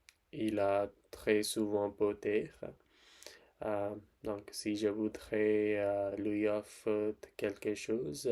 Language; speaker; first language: French; non-native, learner; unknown